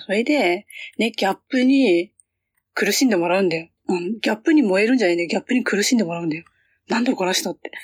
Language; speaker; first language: Japanese; native; Japanese